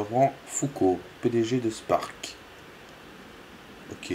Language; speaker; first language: French; native; French